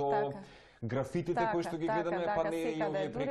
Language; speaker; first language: Macedonian; native; Macedonian